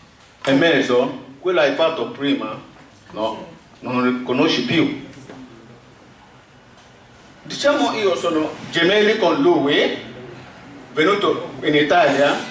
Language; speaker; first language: Italian; non-native, learner; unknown